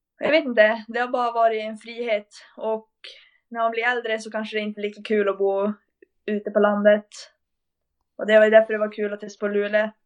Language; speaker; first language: Swedish; native; Swedish